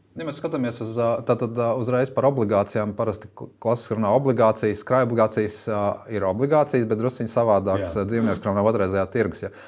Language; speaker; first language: Latvian; native; Latvian